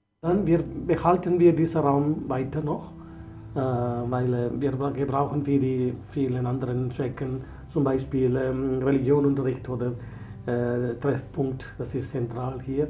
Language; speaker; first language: German; non-native, learner; Tamil